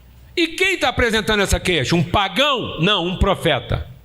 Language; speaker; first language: Portuguese; native; Portuguese